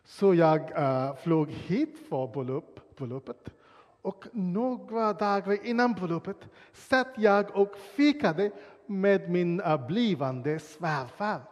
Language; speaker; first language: Swedish; non-native, fluent; English